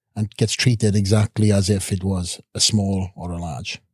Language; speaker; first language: English; native; English